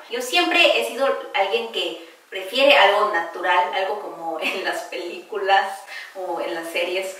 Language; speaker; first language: Spanish; early bilingual, heritage; Korean